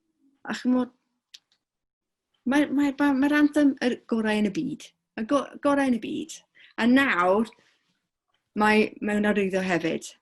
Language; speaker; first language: Welsh; non-native, fluent; English